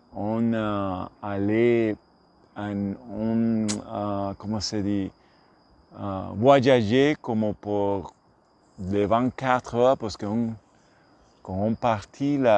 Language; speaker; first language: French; non-native, learner; English